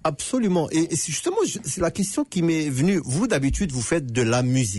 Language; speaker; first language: French; native; French